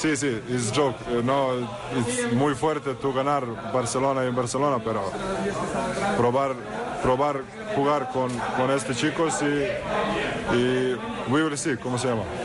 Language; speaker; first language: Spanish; non-native, learner; English